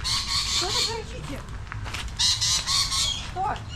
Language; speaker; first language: Russian; native; Russian